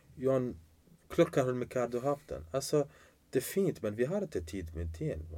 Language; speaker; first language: Swedish; non-native, fluent; Arabic